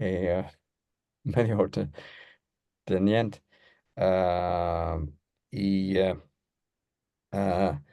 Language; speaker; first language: Portuguese; non-native, learner; English